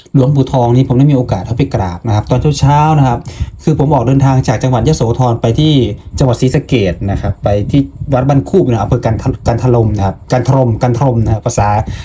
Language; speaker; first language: Thai; non-native, local second language; Lao